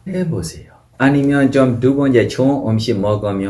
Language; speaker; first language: Korean; non-native, fluent; Burmese